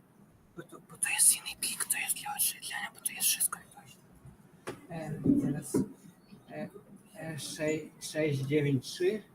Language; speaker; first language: Polish; non-native, fluent; Ukrainian